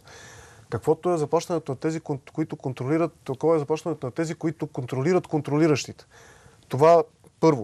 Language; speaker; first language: Bulgarian; native; Bulgarian